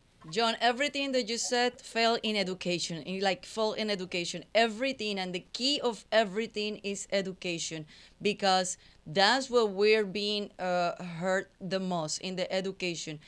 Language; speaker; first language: English; non-native, fluent; Spanish